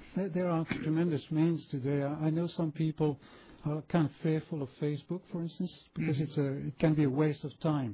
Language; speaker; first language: English; non-native, fluent; French